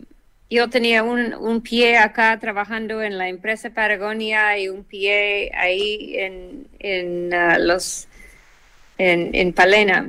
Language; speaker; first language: Spanish; non-native, fluent; English